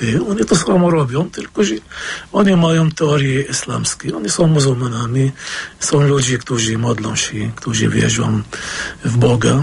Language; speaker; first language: Polish; non-native, fluent; Arabic